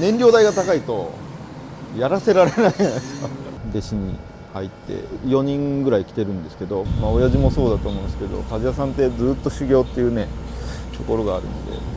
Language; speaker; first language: Japanese; native; Japanese